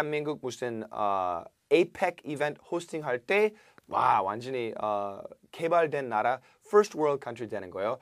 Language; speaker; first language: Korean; non-native, fluent; English